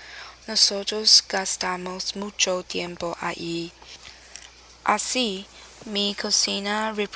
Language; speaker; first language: Spanish; non-native, learner; Chinese